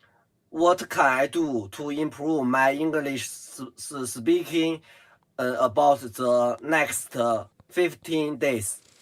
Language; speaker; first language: English; non-native, learner; Chinese